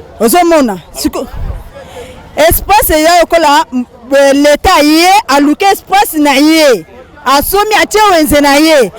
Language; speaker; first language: Lingala; native; Lingala